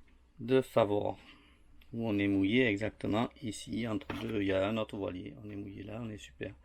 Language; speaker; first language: French; native; French